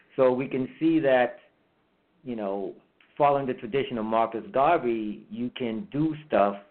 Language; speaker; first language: English; early bilingual, heritage; English